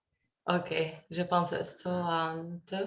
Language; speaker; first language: French; non-native, learner; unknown